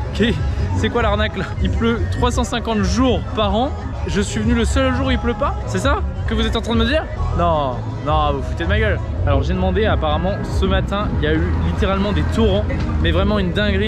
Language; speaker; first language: French; native; French